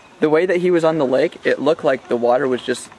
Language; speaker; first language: English; native; English